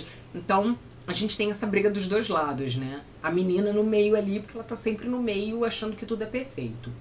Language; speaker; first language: Portuguese; native; Portuguese